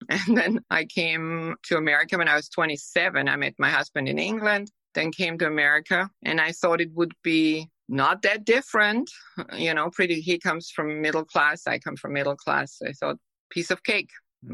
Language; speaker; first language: English; non-native, fluent; German